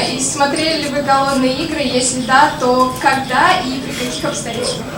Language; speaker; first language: Russian; native; Russian